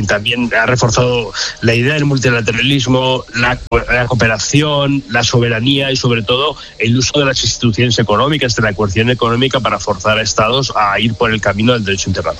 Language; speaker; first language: Spanish; native; Spanish